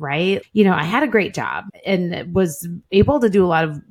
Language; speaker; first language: English; native; English